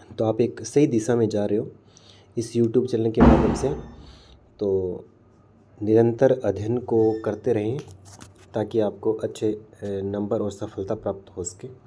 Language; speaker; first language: Hindi; native; Hindi